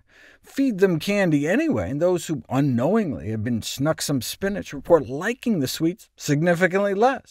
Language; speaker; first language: English; native; English